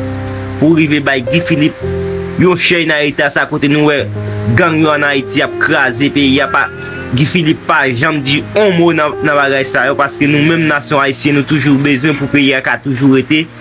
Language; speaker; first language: Haitian Creole; native; Haitian Creole